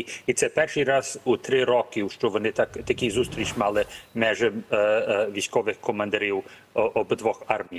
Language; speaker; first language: Ukrainian; early bilingual, heritage; Ukrainian